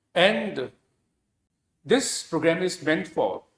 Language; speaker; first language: English; non-native, local second language; Punjabi